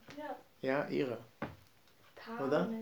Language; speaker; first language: German; non-native, learner; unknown